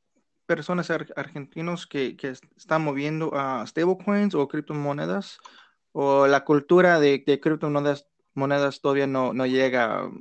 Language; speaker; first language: Spanish; non-native, learner; English